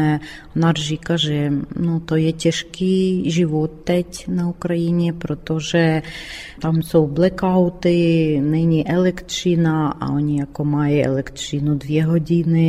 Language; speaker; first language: Czech; non-native, learner; Ukrainian